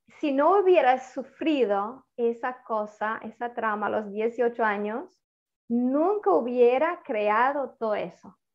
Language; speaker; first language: Spanish; non-native, fluent; Italian